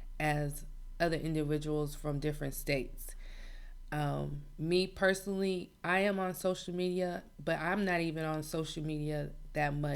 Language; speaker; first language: English; native; English